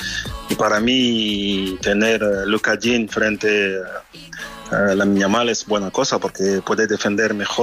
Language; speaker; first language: Spanish; non-native, fluent; French